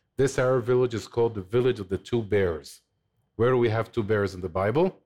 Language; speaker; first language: English; non-native, fluent; Hebrew